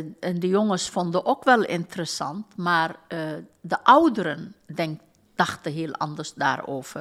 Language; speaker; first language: Dutch; non-native, fluent; Turkish